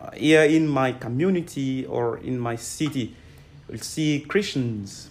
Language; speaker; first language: English; non-native, fluent; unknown